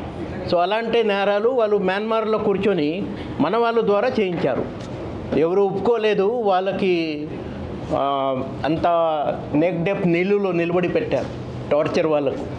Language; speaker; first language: Telugu; non-native, fluent; Marathi